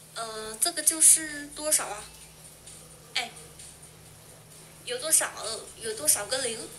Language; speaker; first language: Chinese; non-native, fluent; Vietnamese